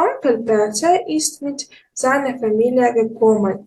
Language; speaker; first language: German; non-native, learner; Ukrainian